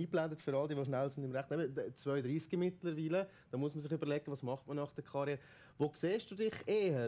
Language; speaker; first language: German; native; German